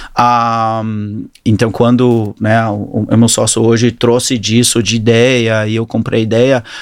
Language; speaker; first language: Portuguese; early bilingual, other home language; English